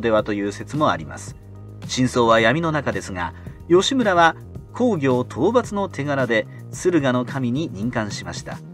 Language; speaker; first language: Japanese; native; Japanese